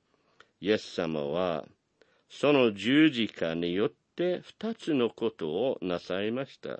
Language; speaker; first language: Japanese; non-native, fluent; English